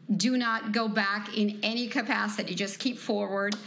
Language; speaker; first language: English; non-native, fluent; Ukrainian